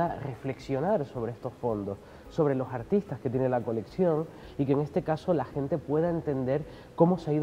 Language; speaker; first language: Spanish; native; Spanish